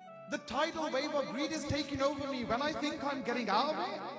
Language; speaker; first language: English; early bilingual, other home language; Punjabi